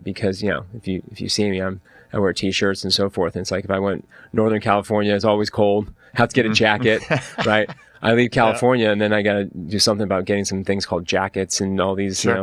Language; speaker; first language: English; native; English